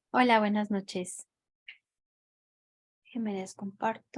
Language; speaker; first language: Spanish; native; Spanish